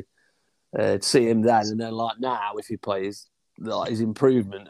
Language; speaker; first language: English; native; English